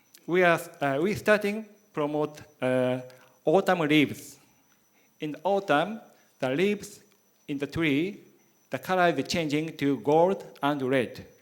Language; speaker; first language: English; non-native, learner; Japanese